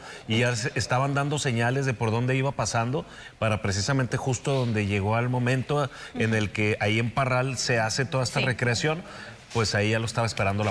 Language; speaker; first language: Spanish; native; Spanish